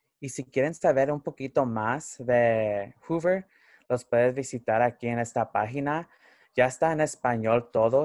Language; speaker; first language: Spanish; early bilingual, heritage; Spanish